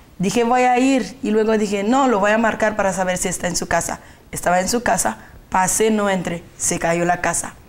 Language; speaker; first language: Spanish; non-native, fluent; Haitian Creole